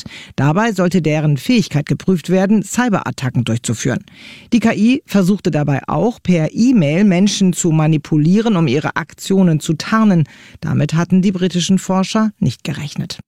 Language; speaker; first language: German; native; German